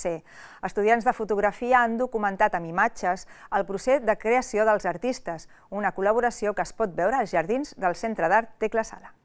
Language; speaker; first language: Catalan; native; Catalan